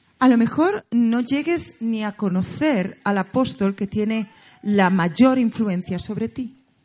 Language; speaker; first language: Spanish; native; Spanish